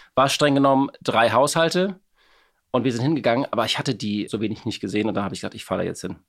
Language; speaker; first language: German; native; German